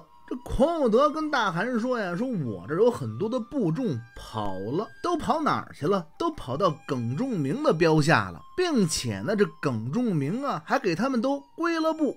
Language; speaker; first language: Chinese; native; Chinese